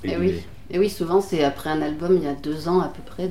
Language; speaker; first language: French; native; French